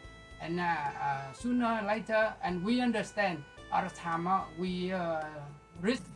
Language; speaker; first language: English; non-native, local second language; Vietnamese